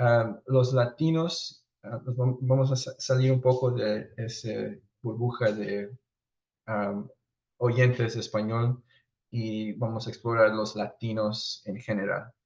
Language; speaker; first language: Spanish; early bilingual, heritage; Spanish